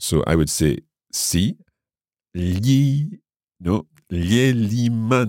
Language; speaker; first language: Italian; non-native, learner; English